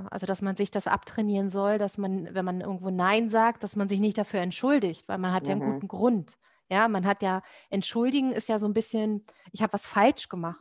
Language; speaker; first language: German; native; German